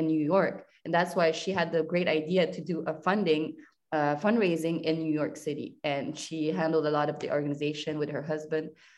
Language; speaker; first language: English; non-native, local second language; French